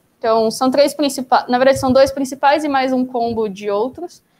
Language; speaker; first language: Portuguese; native; Portuguese